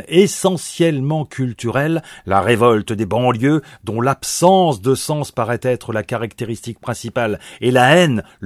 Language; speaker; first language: French; native; French